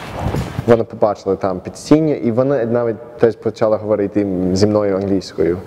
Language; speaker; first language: Ukrainian; early bilingual, heritage; Ukrainian